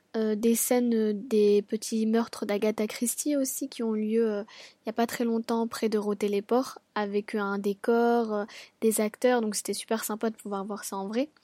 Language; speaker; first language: French; native; French